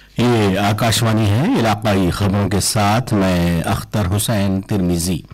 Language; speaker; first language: Urdu; native; Urdu